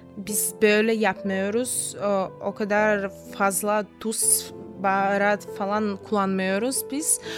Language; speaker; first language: Turkish; non-native, fluent; Russian